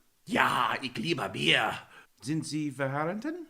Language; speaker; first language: German; non-native, learner; English